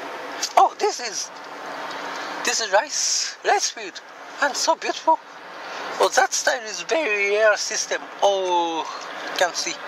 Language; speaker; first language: English; non-native, learner; Japanese